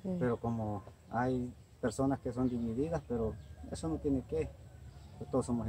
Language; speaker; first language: Spanish; native; Spanish